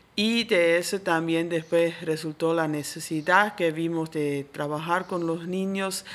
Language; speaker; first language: Spanish; non-native, fluent; Swiss German